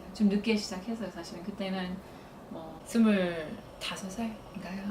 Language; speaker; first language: Korean; non-native, fluent; English